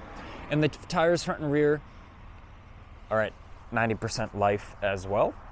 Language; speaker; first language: English; native; English